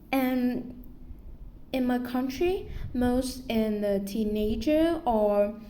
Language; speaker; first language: English; non-native, learner; Vietnamese